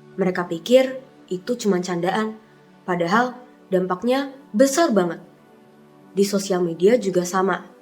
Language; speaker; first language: Indonesian; native; Indonesian